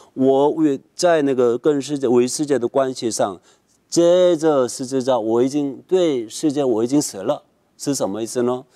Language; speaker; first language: Chinese; non-native, fluent; Korean